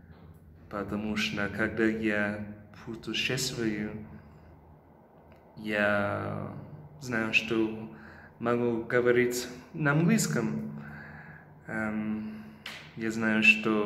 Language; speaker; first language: Russian; non-native, fluent; English